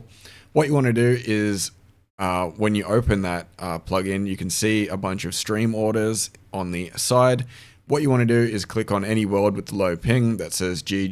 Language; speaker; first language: English; native; English